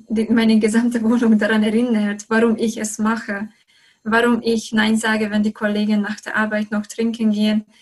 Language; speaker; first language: German; non-native, fluent; Hungarian